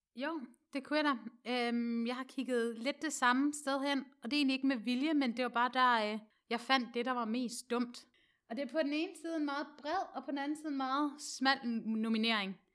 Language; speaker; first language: Danish; native; Danish